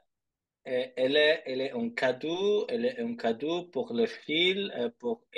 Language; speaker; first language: French; non-native, learner; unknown